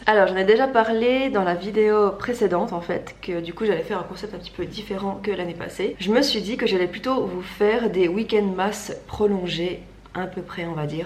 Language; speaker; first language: French; native; French